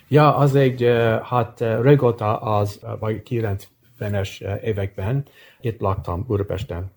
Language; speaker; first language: Hungarian; early bilingual, heritage; English